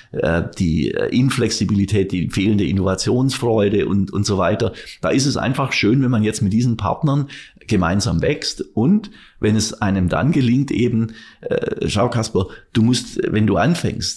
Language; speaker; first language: German; native; German